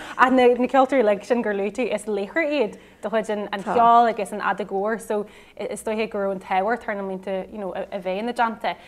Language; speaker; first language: Irish; non-native, local second language; English